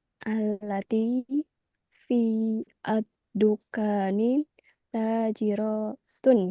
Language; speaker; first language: Arabic; non-native, learner; Indonesian